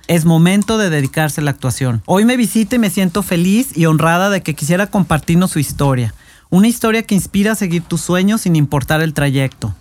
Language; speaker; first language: Spanish; native; Spanish